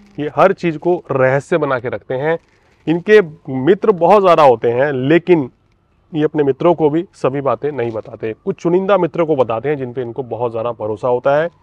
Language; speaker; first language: Hindi; native; Hindi